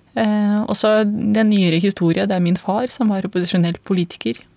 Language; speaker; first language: Norwegian; non-native, fluent; Russian